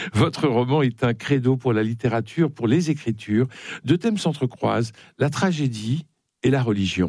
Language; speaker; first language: French; native; French